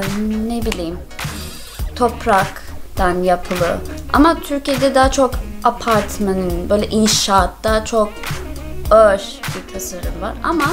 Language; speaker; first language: Turkish; non-native, learner; English